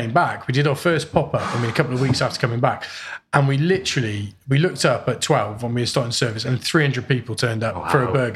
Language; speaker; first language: English; native; English